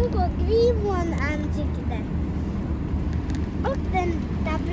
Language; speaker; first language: Korean; early bilingual, heritage; Korean